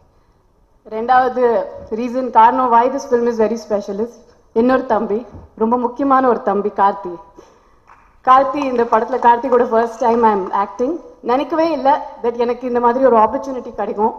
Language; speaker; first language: Tamil; non-native, local second language; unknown